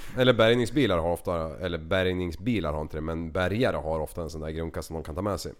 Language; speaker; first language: Swedish; native; Swedish